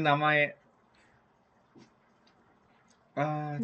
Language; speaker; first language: Japanese; non-native, fluent; Indonesian